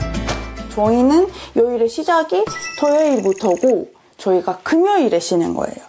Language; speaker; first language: Korean; non-native, fluent; Persian